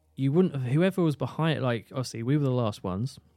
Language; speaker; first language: English; native; English